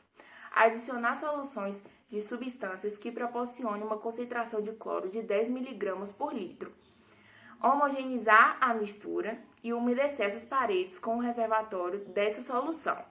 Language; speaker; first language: Portuguese; native; Portuguese